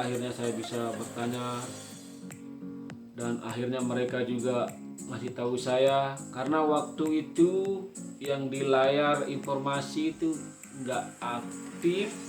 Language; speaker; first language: Indonesian; non-native, local second language; Sasak